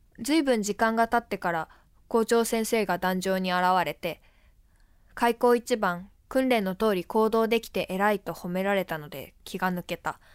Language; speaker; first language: Japanese; native; Japanese